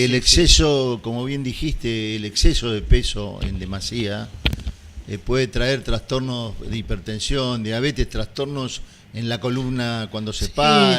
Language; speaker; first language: Spanish; native; Spanish